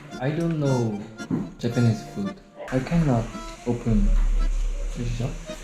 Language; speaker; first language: English; non-native, learner; Korean